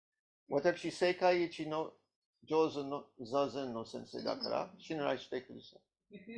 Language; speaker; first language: Japanese; non-native, learner; English